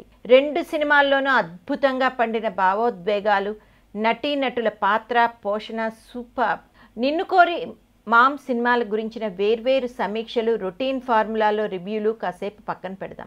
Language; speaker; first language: Telugu; native; Telugu